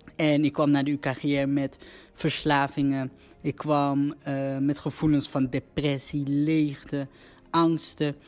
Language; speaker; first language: Dutch; early bilingual, other home language; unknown